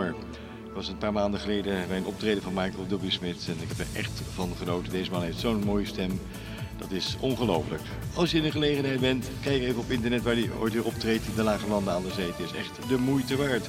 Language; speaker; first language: Dutch; native; Dutch